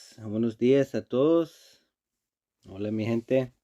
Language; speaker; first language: Spanish; non-native, learner; Icelandic